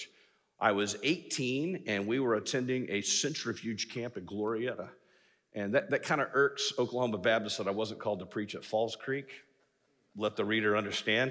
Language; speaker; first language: English; native; English